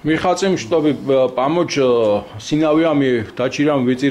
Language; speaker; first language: Russian; non-native, fluent; Georgian